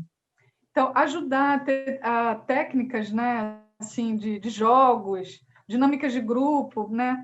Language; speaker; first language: Portuguese; native; Portuguese